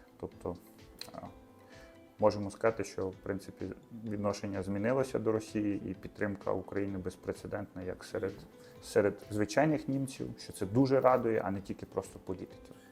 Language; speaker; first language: Ukrainian; native; Ukrainian